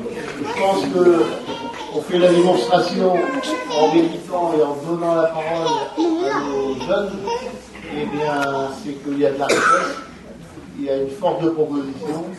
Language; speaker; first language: French; native; French